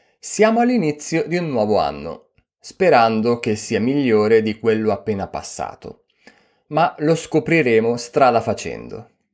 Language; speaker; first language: Italian; native; Italian